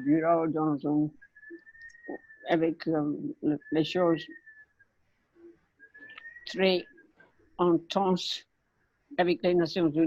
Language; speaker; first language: French; non-native, learner; English